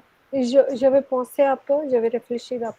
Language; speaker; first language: French; non-native, fluent; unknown